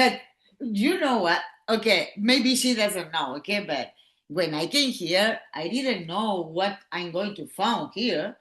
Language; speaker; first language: English; non-native, learner; Catalan